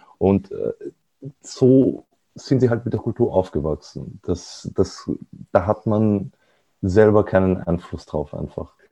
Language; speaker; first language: German; early bilingual, other home language; Arabic